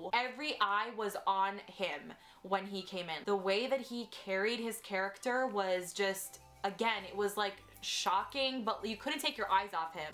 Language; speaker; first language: English; native; English